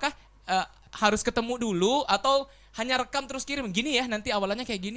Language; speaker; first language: Indonesian; native; Indonesian